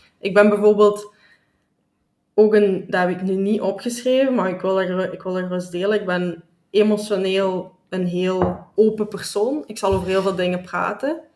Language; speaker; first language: Dutch; native; Dutch